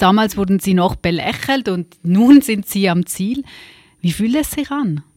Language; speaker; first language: German; native; German